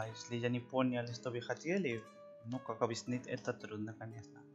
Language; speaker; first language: Russian; non-native, learner; Spanish